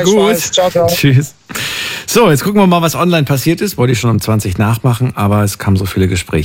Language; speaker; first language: German; native; German